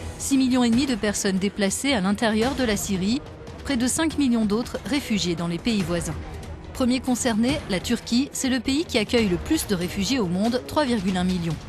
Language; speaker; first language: French; native; French